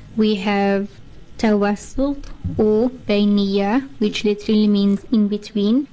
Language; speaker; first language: English; native; English